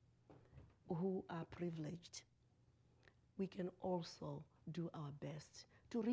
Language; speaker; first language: English; non-native, local second language; Shona